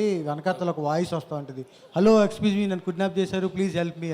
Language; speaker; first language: Telugu; native; Telugu